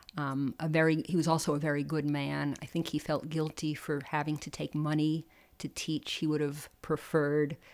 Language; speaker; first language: English; native; English